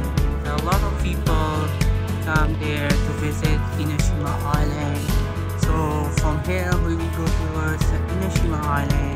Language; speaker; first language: English; non-native, local second language; Urdu